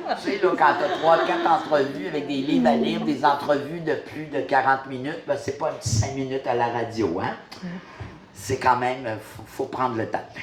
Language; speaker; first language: French; native; French